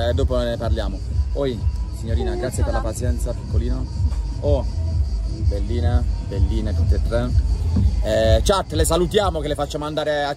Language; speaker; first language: Italian; native; Italian